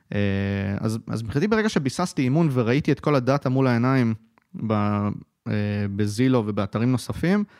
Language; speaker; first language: Hebrew; native; Hebrew